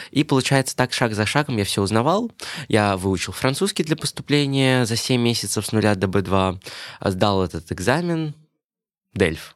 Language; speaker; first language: Russian; native; Russian